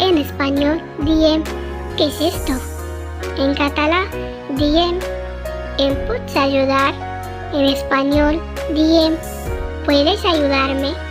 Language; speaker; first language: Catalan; non-native, learner; Arabic